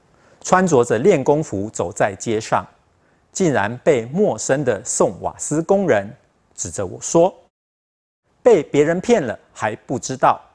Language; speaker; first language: Chinese; native; Chinese